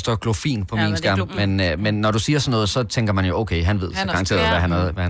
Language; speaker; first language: Danish; native; Danish